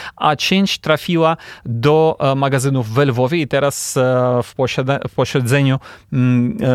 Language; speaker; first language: Polish; non-native, fluent; Ukrainian